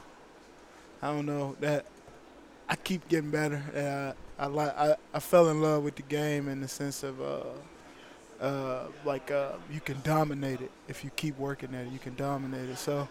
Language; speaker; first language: English; native; English